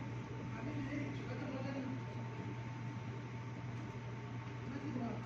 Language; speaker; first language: Arabic; non-native, learner; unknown